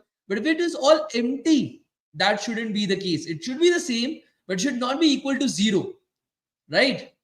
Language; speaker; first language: English; non-native, local second language; Hindi